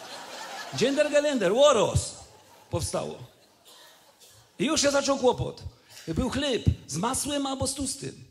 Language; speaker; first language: Polish; native; Polish